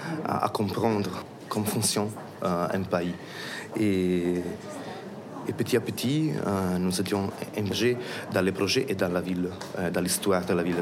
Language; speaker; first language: French; non-native, fluent; Italian